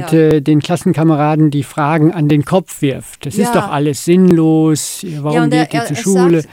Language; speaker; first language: German; native; German